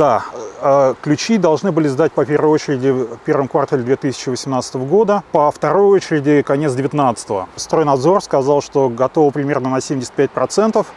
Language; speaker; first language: Russian; native; Russian